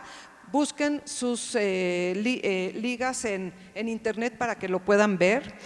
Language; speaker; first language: Spanish; native; Spanish